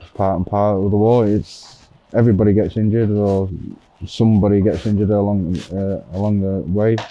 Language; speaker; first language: English; native; English